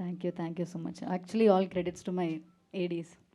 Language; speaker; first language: Telugu; non-native, learner; Malayalam